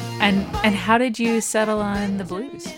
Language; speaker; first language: English; native; English